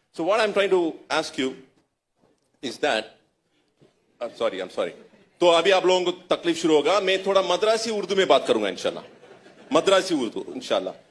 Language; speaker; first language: Hindi; non-native, local second language; Tamil